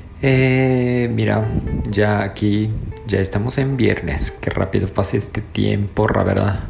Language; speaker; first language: Spanish; non-native, fluent; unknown